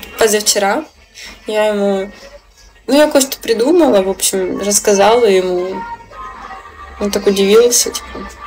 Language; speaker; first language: Russian; native; Russian